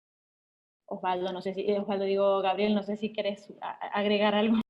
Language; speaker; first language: Spanish; native; Spanish